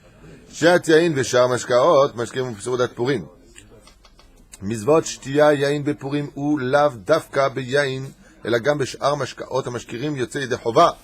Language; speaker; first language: Hebrew; non-native, fluent; French